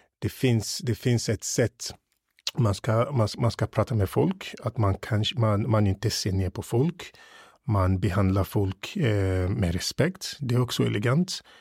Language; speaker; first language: Swedish; early bilingual, other home language; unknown